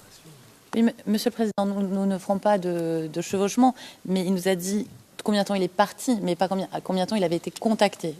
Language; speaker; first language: French; native; French